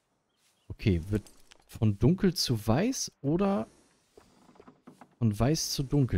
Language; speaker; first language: German; native; German